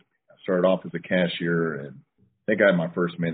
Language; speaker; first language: English; native; English